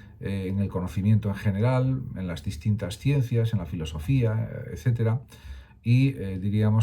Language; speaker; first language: Spanish; native; Spanish